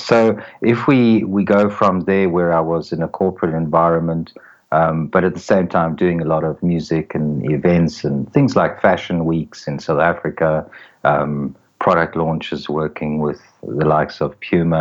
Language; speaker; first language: English; native; English